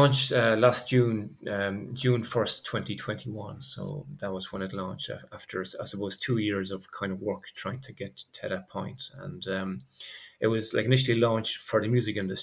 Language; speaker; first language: English; native; English